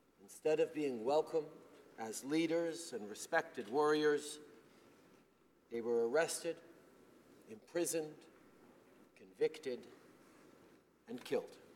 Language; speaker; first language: English; early bilingual, other home language; French